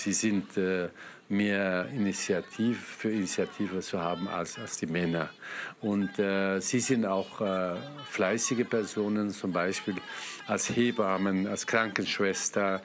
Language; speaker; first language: German; non-native, fluent; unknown